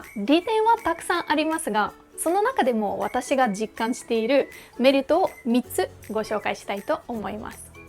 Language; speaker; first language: Japanese; non-native, fluent; Russian